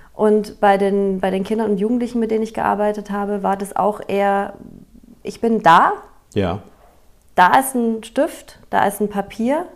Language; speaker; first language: German; native; German